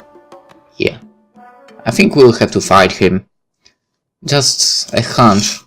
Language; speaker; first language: English; non-native, fluent; Polish